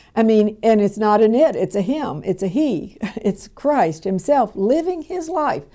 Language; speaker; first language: English; native; English